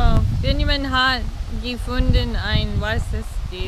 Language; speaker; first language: German; non-native, learner; English